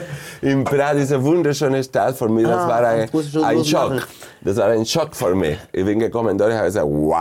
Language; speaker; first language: German; non-native, fluent; Spanish